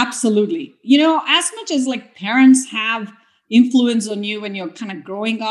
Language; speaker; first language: English; non-native, local second language; Tamil